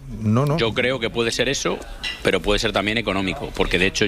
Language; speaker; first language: Spanish; native; Spanish